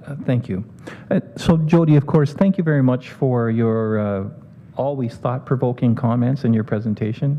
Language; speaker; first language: English; native; English